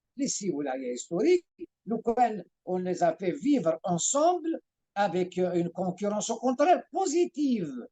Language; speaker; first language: French; non-native, local second language; Kabyle